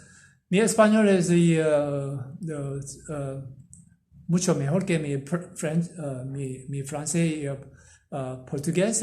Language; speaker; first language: Spanish; non-native, learner; Korean